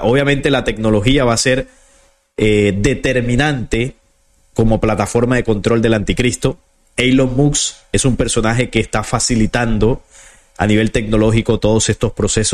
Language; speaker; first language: Spanish; native; Spanish